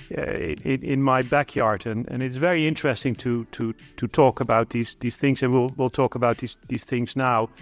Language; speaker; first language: English; non-native, fluent; Dutch